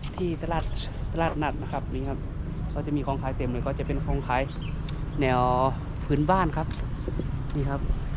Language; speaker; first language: Thai; native; Thai